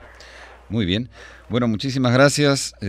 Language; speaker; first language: Spanish; native; Spanish